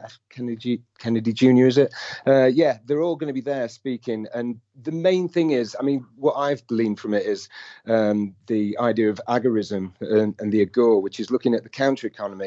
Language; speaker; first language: English; native; English